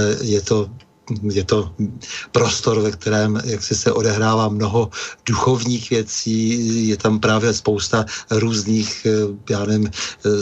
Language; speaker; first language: Czech; native; Czech